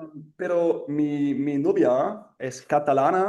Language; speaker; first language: Spanish; non-native, learner; German